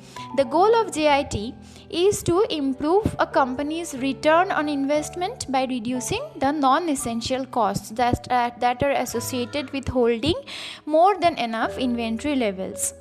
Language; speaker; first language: English; non-native, local second language; Bangla